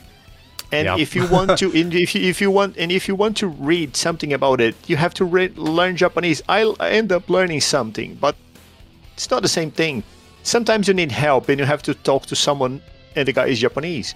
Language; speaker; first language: English; non-native, fluent; Portuguese